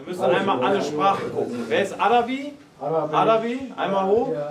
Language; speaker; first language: German; non-native, fluent; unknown